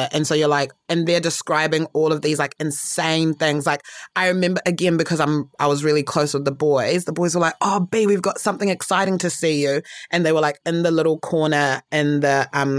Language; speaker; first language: English; early bilingual, other home language; Shona